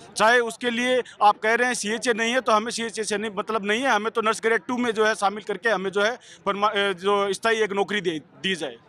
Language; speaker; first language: Hindi; native; Hindi